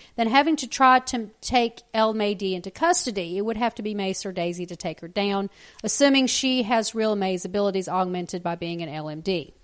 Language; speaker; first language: English; native; English